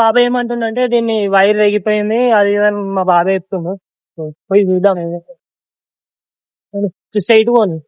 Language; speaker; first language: Telugu; native; Telugu